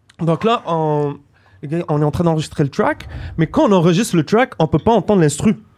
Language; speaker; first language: French; early bilingual, other home language; Arabic